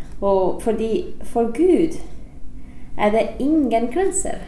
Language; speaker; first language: Norwegian; non-native, fluent; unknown